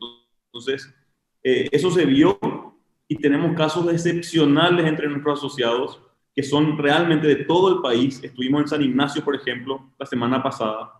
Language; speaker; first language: Spanish; native; Spanish